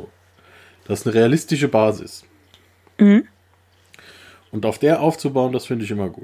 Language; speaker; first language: German; native; German